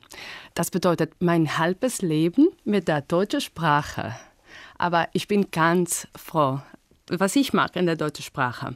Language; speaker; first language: German; non-native, fluent; Greek